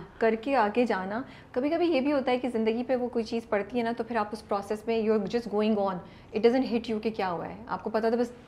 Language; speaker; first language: Urdu; native; Urdu